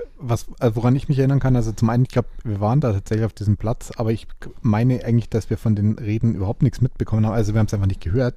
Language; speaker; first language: German; native; German